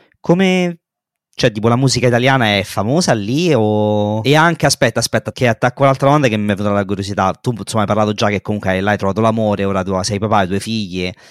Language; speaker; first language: Italian; native; Italian